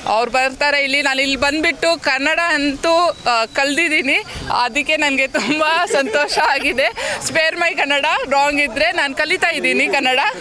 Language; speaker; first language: Kannada; non-native, learner; Hindi